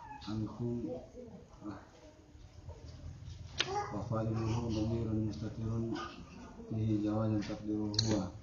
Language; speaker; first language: Arabic; non-native, learner; Indonesian